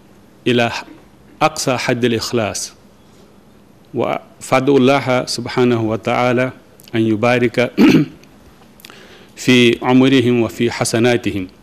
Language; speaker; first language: Arabic; non-native, fluent; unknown